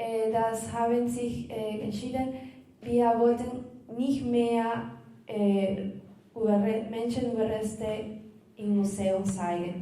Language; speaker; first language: German; non-native, learner; Spanish